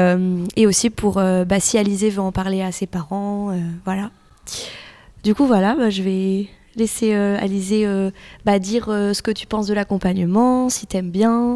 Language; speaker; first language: French; native; French